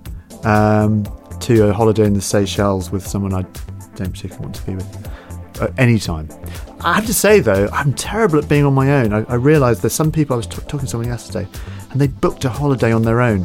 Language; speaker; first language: English; native; English